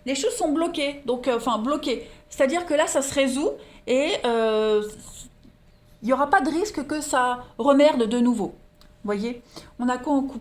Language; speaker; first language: French; native; French